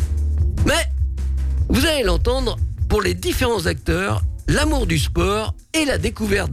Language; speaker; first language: French; native; French